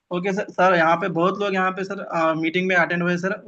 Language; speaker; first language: Hindi; non-native, local second language; Kannada